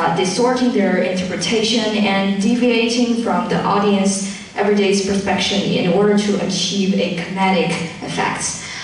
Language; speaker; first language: English; non-native, fluent; Chinese